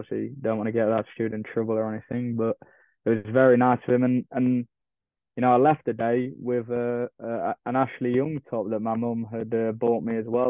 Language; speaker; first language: English; native; English